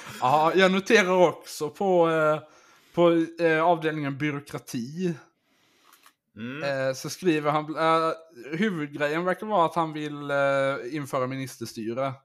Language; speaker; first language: Swedish; native; Swedish